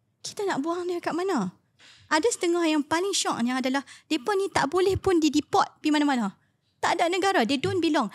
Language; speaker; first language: Malay; native; Malay